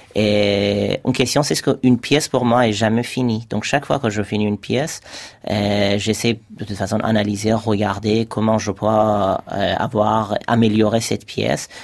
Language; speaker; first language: French; non-native, fluent; Persian